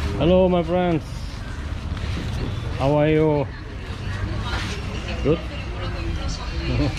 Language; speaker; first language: English; non-native, learner; Ukrainian